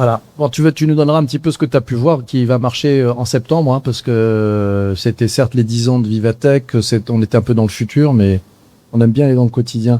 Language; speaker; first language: French; native; French